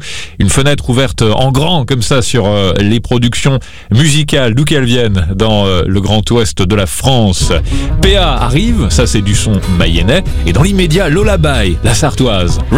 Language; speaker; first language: French; native; French